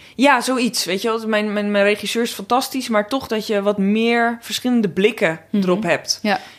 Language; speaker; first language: Dutch; native; Dutch